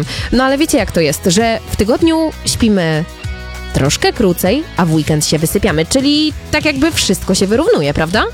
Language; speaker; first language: Polish; native; Polish